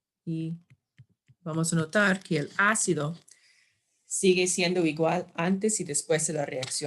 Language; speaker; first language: Spanish; non-native, fluent; English